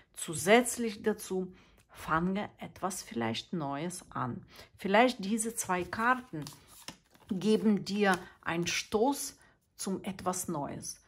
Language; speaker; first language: German; non-native, fluent; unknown